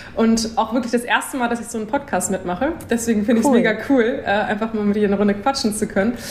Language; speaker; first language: German; native; German